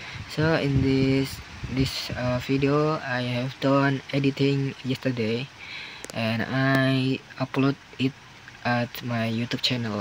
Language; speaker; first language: English; non-native, learner; Indonesian